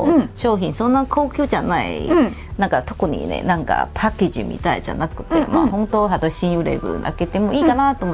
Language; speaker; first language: Japanese; non-native, fluent; Chinese